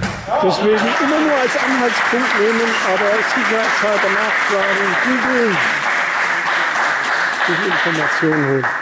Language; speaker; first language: German; native; German